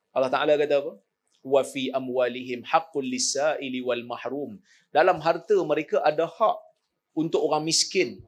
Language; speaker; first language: Malay; native; Malay